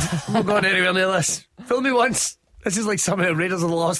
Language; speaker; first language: English; native; English